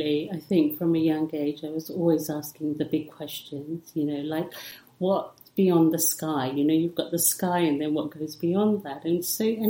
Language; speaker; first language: English; early bilingual, other home language; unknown